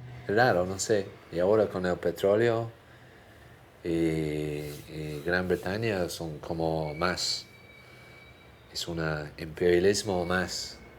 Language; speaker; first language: Spanish; non-native, fluent; English